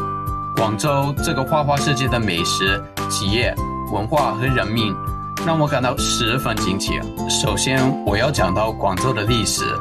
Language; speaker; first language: Chinese; non-native, fluent; English